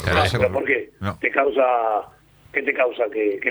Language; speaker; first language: Spanish; native; Spanish